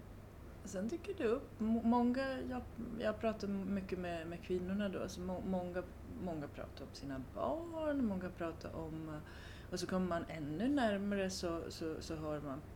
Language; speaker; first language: Swedish; non-native, fluent; Romanian